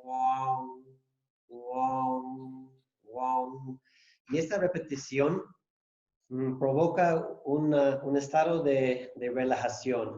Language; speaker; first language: Spanish; non-native, fluent; English